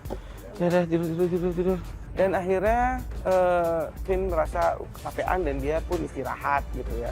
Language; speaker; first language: Indonesian; native; Indonesian